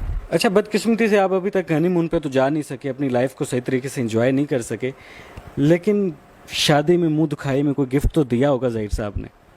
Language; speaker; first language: Urdu; native; Urdu